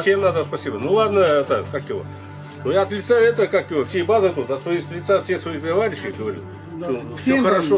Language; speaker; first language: Russian; native; Russian